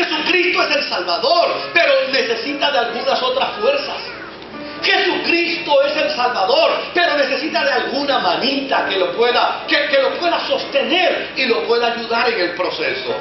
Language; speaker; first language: Spanish; native; Spanish